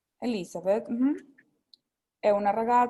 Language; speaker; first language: Italian; non-native, fluent; Spanish